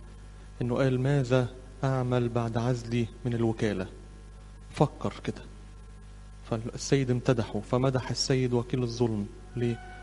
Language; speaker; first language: Arabic; native; Arabic